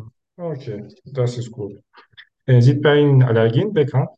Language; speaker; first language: German; non-native, learner; Turkish